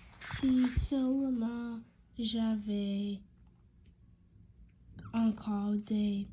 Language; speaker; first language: French; non-native, learner; English